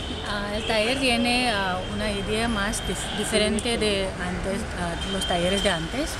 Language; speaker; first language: Spanish; non-native, learner; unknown